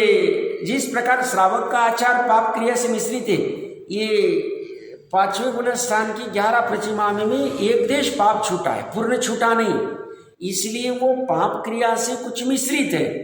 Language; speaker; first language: Hindi; native; Hindi